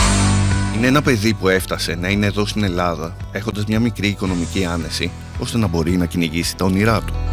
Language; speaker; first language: Greek; native; Greek